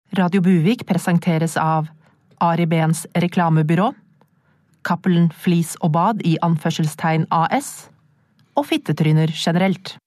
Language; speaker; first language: Norwegian; native; Norwegian